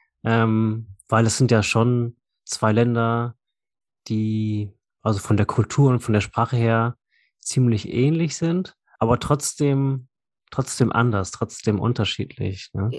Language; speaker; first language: German; native; German